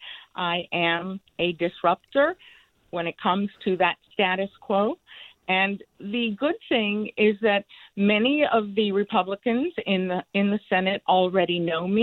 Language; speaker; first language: English; non-native, fluent; Spanish